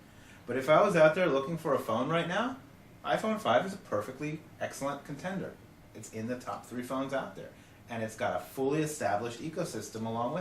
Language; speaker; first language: English; native; English